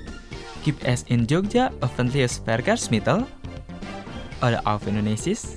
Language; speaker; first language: German; non-native, fluent; Indonesian